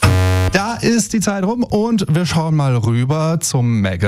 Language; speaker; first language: German; native; German